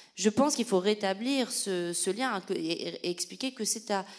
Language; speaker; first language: French; native; French